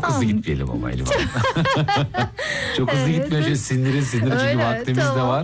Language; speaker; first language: Turkish; native; Turkish